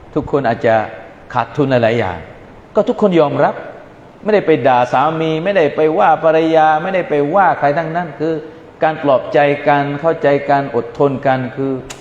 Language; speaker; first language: Thai; non-native, local second language; Malay